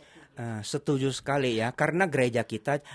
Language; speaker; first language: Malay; non-native, local second language; Chinese